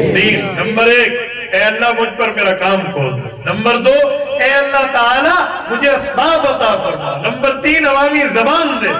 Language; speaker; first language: Urdu; non-native, local second language; Saraiki